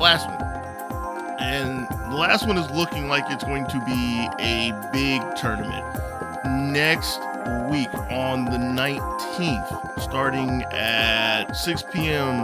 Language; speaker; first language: English; native; English